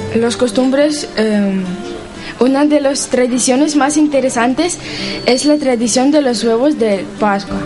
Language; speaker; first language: Spanish; non-native, learner; Ukrainian